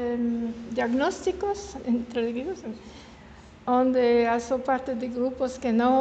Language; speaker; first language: Spanish; non-native, learner; French